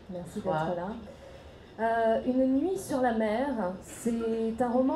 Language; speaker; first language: French; native; French